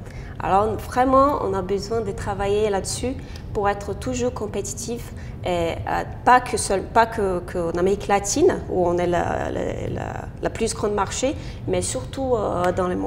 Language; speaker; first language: French; non-native, fluent; Portuguese